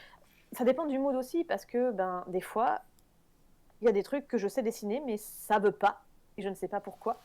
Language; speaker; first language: French; native; French